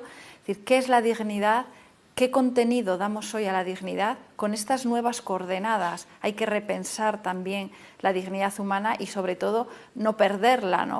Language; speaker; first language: Spanish; native; Spanish